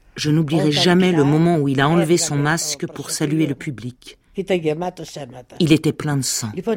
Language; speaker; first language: French; non-native, fluent; Greek